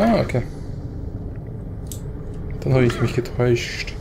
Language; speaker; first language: German; native; German